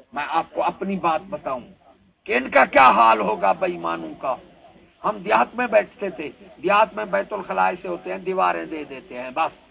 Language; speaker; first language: Urdu; non-native, local second language; Punjabi